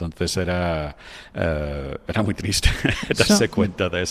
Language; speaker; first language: Spanish; non-native, fluent; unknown